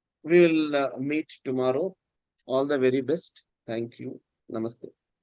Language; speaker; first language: English; non-native, local second language; Telugu